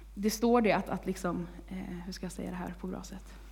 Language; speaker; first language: Swedish; native; Swedish